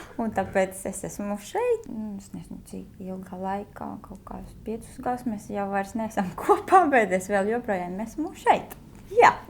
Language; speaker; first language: Latvian; non-native, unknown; Spanish